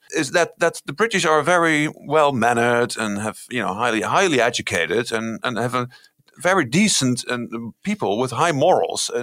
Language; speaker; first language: English; non-native, fluent; Dutch